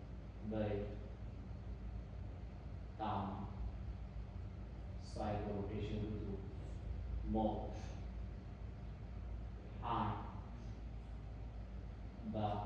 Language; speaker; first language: Vietnamese; non-native, learner; Indonesian